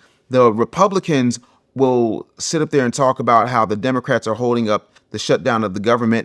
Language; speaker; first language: English; native; English